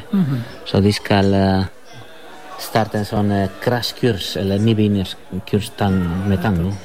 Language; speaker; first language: Norwegian; non-native, fluent; Spanish